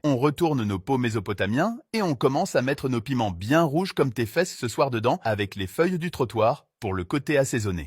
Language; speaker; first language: French; native; French